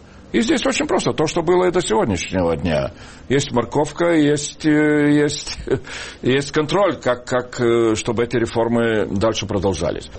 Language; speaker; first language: Russian; non-native, local second language; Lithuanian